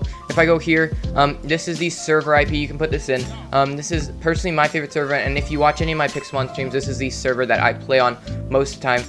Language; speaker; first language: English; native; English